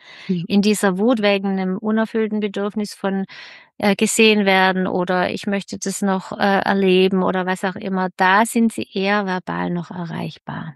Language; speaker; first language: German; native; German